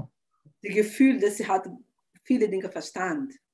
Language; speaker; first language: German; non-native, learner; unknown